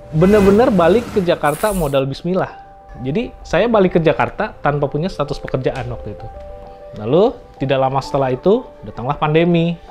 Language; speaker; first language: Indonesian; native; Indonesian